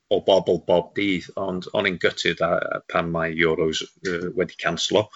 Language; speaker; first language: Welsh; non-native, local second language; English